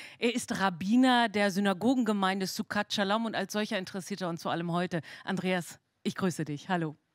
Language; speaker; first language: German; native; German